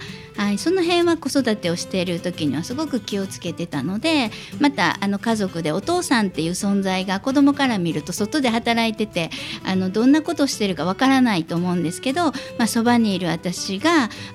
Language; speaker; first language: Japanese; native; Japanese